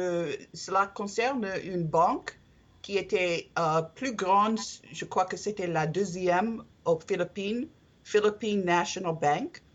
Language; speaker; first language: French; non-native, learner; English